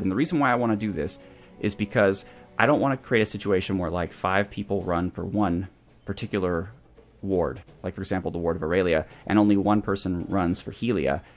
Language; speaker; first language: English; native; English